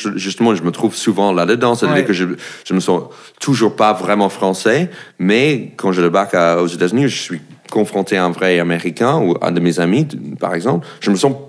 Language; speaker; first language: French; non-native, fluent; English